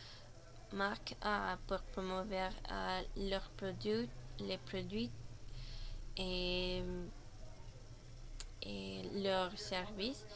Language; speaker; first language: French; non-native, learner; Spanish